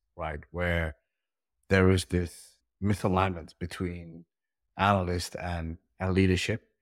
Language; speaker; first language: English; early bilingual, heritage; Dutch